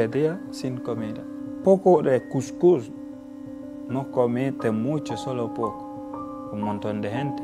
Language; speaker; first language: Spanish; non-native, learner; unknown